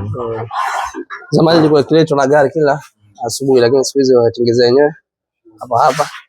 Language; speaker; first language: Swahili; native; Swahili